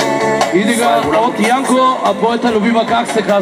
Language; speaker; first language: Bulgarian; native; Bulgarian